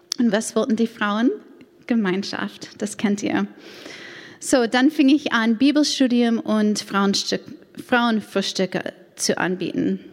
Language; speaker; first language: German; non-native, fluent; English